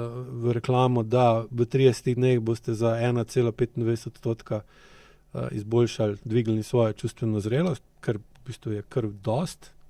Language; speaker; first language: Slovenian; native; Slovenian